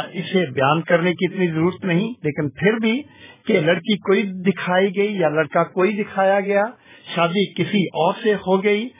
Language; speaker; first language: Urdu; non-native, local second language; Punjabi